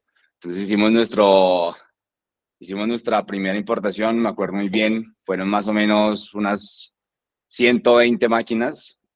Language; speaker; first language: Spanish; native; Spanish